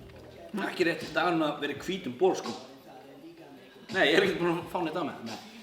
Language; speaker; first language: Icelandic; non-native, fluent; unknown